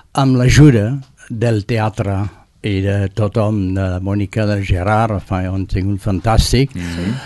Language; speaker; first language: Catalan; non-native, learner; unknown